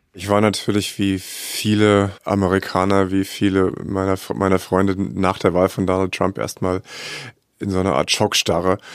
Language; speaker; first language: German; native; German